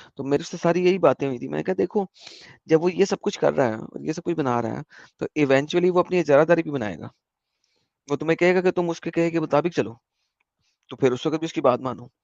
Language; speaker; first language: Hindi; native; Hindi